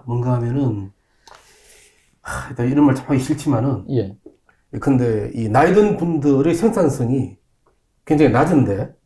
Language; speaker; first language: Korean; native; Korean